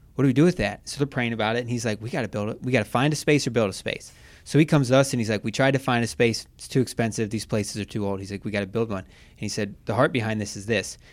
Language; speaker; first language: English; native; English